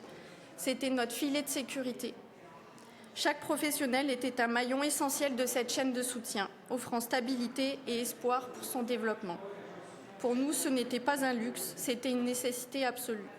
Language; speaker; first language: French; native; French